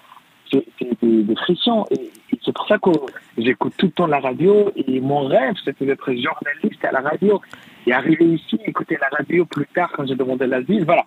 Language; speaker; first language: French; non-native, fluent; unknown